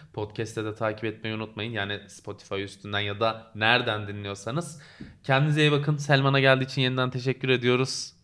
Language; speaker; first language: Turkish; native; Turkish